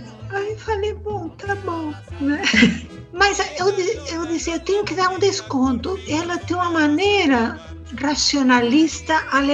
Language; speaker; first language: Portuguese; non-native, fluent; Spanish